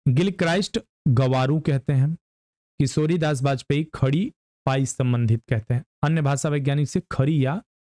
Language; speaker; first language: Hindi; native; Hindi